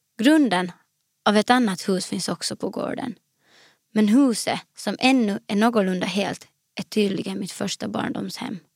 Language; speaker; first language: Swedish; native; Swedish